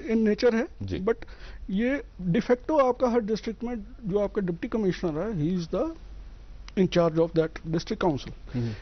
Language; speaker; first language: Hindi; native; Hindi